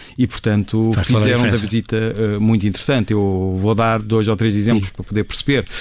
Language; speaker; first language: Portuguese; native; Portuguese